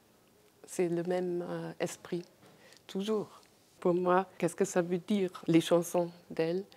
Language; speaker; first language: French; non-native, fluent; German